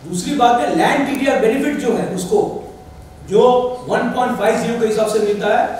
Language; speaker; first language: Hindi; non-native, local second language; Marathi